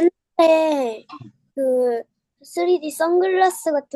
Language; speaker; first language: Korean; native; Korean